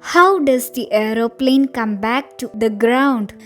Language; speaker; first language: English; non-native, local second language; Malayalam